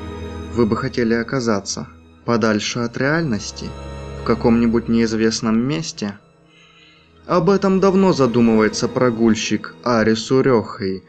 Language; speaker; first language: Russian; native; Russian